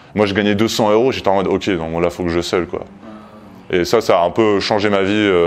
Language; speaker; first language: French; native; French